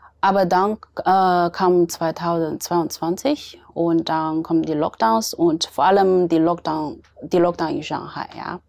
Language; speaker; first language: German; non-native, fluent; Chinese